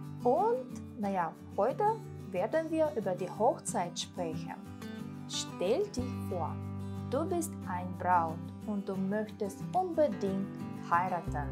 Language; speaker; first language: German; non-native, fluent; Russian